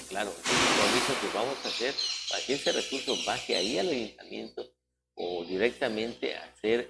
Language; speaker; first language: Spanish; native; Spanish